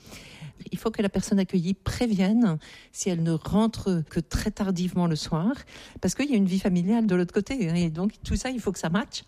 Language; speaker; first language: French; native; French